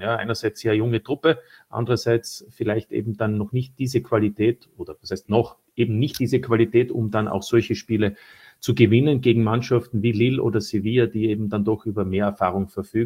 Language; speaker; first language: German; native; German